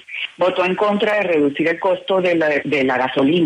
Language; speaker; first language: Spanish; native; Spanish